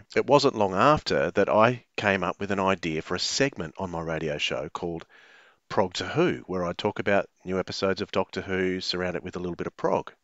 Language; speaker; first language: English; native; English